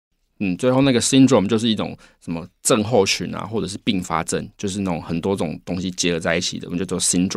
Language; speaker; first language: Chinese; native; Chinese